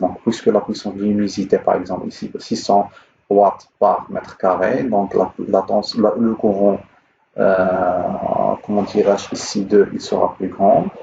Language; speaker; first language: French; non-native, local second language; Arabic